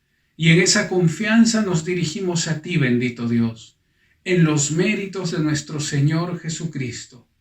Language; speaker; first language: Spanish; native; Spanish